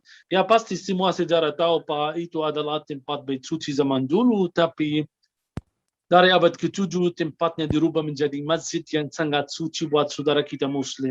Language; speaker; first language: Indonesian; non-native, fluent; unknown